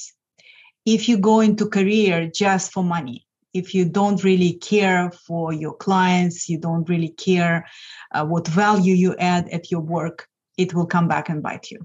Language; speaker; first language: English; non-native, fluent; Lithuanian